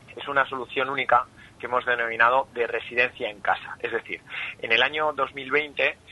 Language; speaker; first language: Spanish; native; Spanish